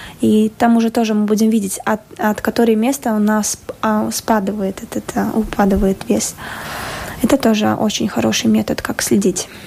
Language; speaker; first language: Russian; non-native, local second language; Latvian